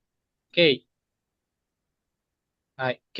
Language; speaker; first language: Japanese; non-native, fluent; Indonesian